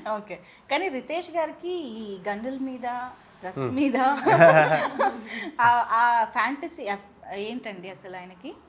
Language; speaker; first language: Telugu; native; Telugu